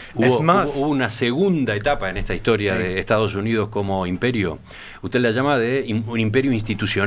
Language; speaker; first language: Spanish; native; Spanish